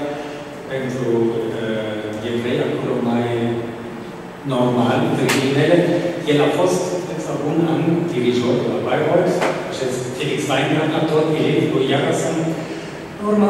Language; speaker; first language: Romanian; non-native, fluent; German